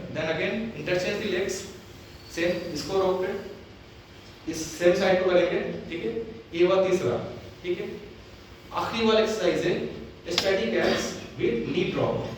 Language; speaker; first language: Hindi; non-native, local second language; Bangla